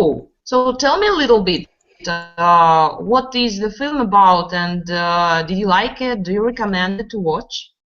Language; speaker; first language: English; non-native, fluent; Russian